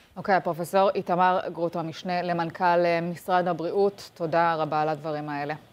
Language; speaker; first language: Hebrew; native; Hebrew